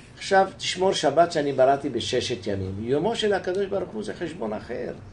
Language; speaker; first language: Hebrew; native; Hebrew